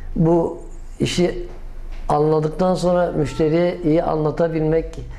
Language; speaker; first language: Turkish; native; Turkish